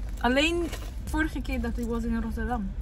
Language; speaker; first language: Dutch; early bilingual, heritage; Dutch